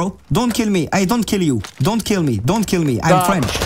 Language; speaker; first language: English; non-native, learner; French